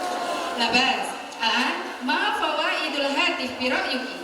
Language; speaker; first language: Arabic; non-native, learner; Indonesian